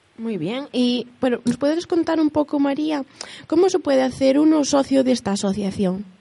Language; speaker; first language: Spanish; native; Spanish